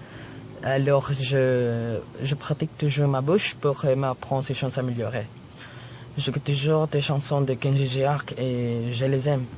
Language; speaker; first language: French; non-native, learner; Filipino